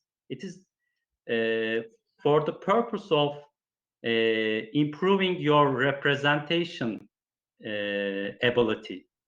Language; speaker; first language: English; non-native, fluent; Turkish